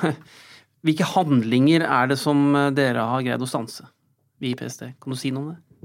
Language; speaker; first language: Norwegian; native; Norwegian